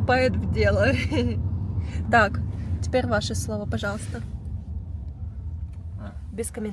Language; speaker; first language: Russian; native; Russian